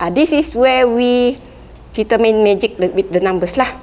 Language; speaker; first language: English; non-native, local second language; Malay